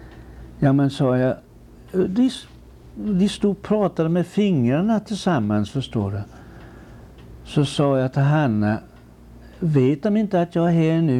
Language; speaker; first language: Swedish; early bilingual, heritage; Swedish